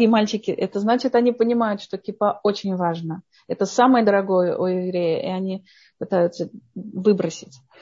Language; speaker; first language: Russian; native; Russian